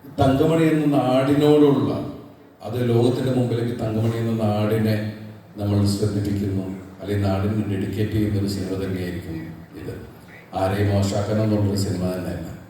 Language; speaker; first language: Malayalam; native; Malayalam